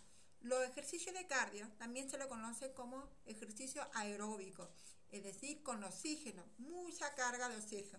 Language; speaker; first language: Spanish; native; Spanish